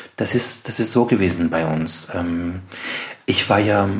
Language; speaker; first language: German; non-native, fluent; Persian